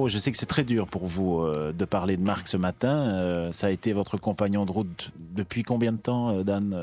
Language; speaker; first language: French; native; French